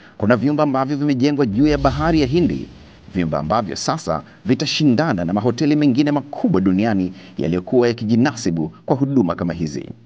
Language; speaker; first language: Swahili; native; Swahili